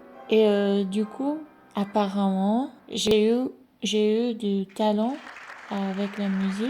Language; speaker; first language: French; non-native, fluent; English